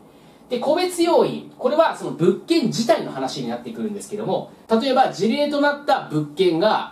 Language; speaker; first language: Japanese; native; Japanese